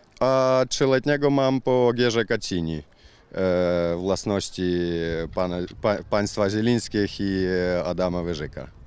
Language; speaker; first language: Polish; non-native, learner; Ukrainian